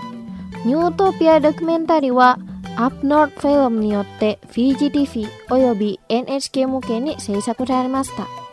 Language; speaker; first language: Japanese; non-native, fluent; Indonesian